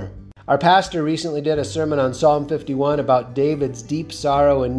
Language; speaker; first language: English; native; English